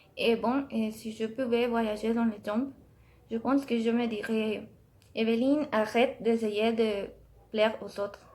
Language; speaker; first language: French; non-native, learner; Spanish